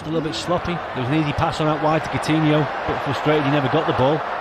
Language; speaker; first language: English; native; English